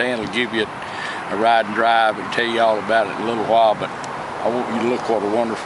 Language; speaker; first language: English; native; English